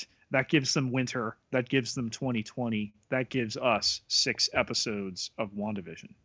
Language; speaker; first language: English; native; English